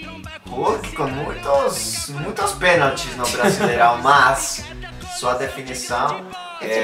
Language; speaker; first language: Portuguese; non-native, learner; Spanish